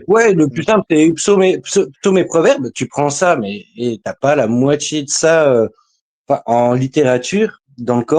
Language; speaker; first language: French; native; French